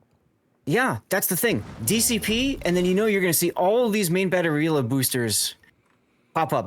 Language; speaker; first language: English; native; English